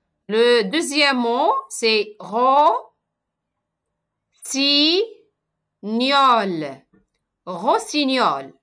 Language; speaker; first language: French; non-native, local second language; Arabic